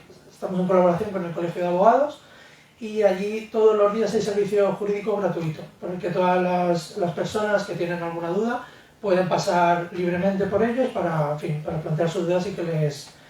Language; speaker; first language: Spanish; native; Spanish